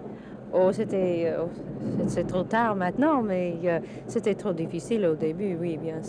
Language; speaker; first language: French; non-native, fluent; English